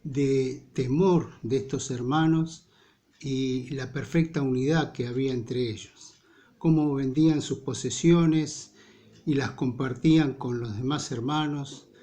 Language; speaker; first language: Spanish; native; Spanish